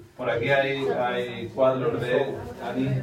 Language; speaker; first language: Spanish; native; Spanish